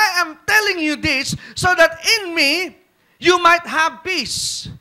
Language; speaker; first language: English; non-native, local second language; Filipino